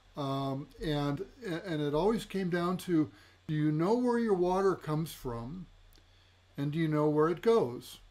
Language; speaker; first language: English; native; English